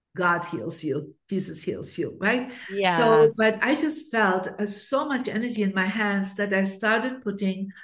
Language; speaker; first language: English; non-native, fluent; Dutch